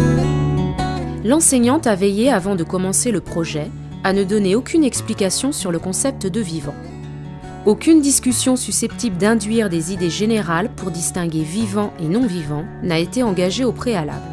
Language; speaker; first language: French; native; French